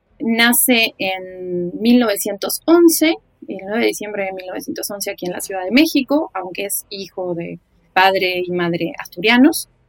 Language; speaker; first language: Spanish; native; Spanish